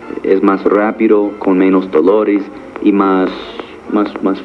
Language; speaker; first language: Spanish; non-native, fluent; English